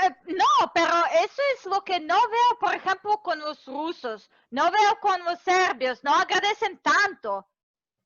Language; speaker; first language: Spanish; non-native, fluent; Serbian